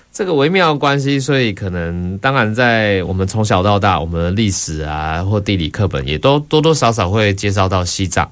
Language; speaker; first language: Chinese; native; Chinese